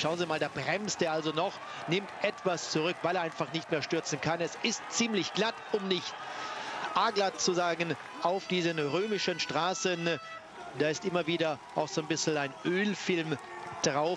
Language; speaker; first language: German; native; German